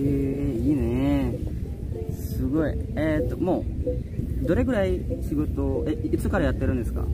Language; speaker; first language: Japanese; non-native, learner; Indonesian